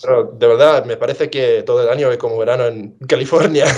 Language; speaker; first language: Spanish; non-native, fluent; English